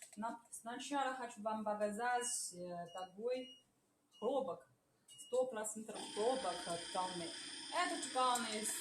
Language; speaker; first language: Russian; non-native, learner; Chinese